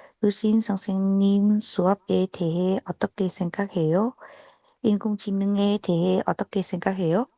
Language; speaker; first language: Korean; non-native, learner; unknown